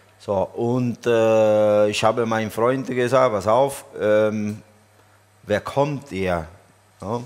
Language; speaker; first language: German; non-native, learner; Italian